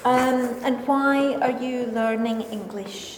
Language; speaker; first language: English; non-native, fluent; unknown